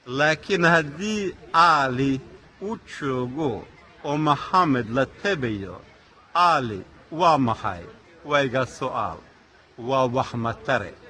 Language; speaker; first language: Somali; non-native, fluent; Russian